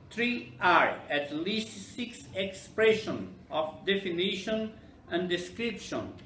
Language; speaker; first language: English; non-native, fluent; Portuguese